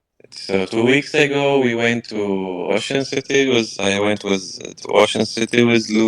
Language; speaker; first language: English; non-native, learner; Arabic